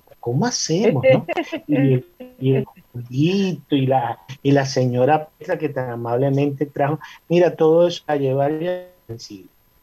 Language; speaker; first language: Spanish; native; Spanish